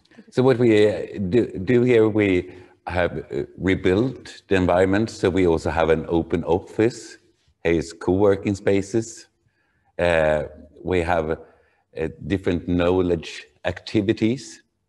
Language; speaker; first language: English; non-native, fluent; Swedish